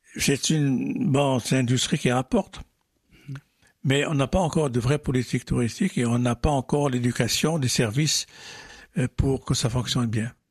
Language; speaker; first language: French; non-native, local second language; Arabic